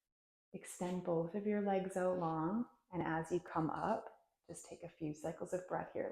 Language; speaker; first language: English; native; English